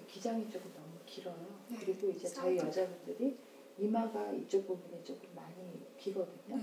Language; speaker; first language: Korean; native; Korean